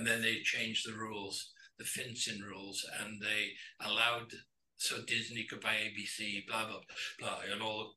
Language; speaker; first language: English; native; English